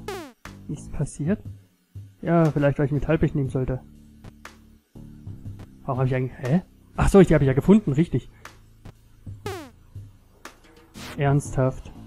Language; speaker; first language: German; native; German